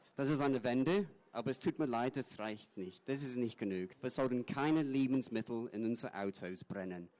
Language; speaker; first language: German; non-native, fluent; English